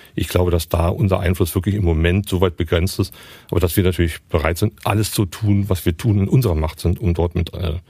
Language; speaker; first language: German; native; German